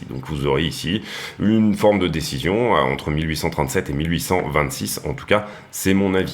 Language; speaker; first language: French; native; French